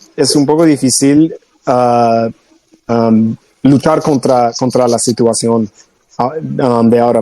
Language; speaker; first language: Spanish; non-native, fluent; English